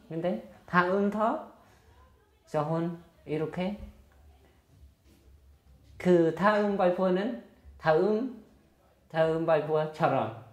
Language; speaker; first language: Korean; non-native, learner; Khmer